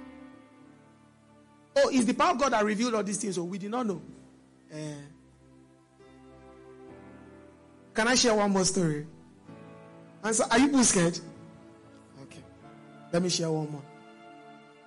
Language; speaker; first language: English; non-native, local second language; Yoruba